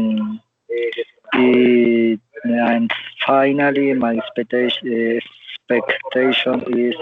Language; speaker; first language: English; non-native, learner; Spanish